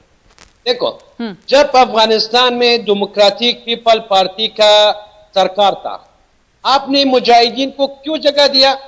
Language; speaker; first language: Hindi; non-native, learner; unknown